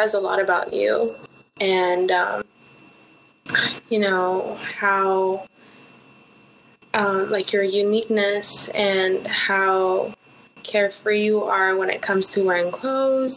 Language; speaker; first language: English; early bilingual, other home language; Spanish